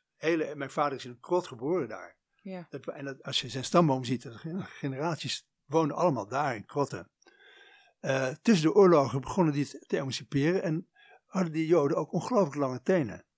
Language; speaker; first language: Dutch; native; Dutch